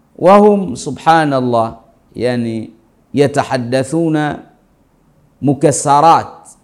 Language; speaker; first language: Arabic; non-native, fluent; Swahili